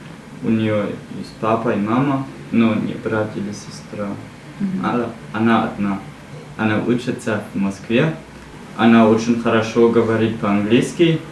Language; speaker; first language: Russian; non-native, learner; German